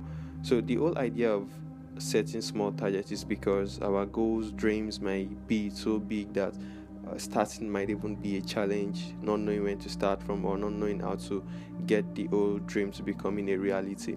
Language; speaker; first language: English; non-native, local second language; Yoruba